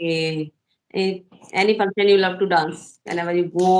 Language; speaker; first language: English; non-native, fluent; Hindi